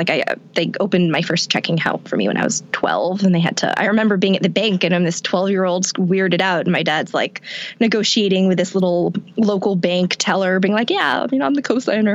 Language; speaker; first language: English; native; English